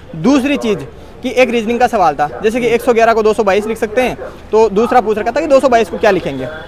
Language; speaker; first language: Hindi; native; Hindi